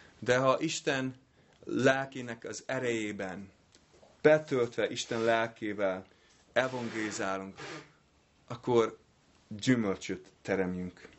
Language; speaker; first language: Hungarian; non-native, fluent; English